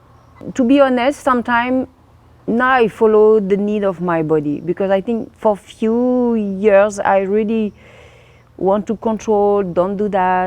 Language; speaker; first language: English; non-native, learner; French